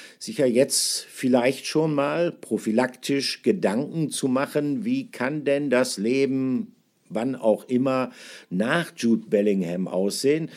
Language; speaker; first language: German; native; German